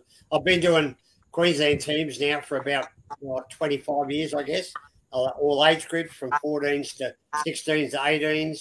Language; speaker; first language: English; native; English